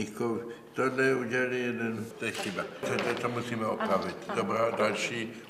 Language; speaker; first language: Czech; early bilingual, heritage; Czech